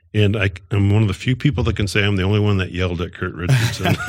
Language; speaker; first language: English; native; English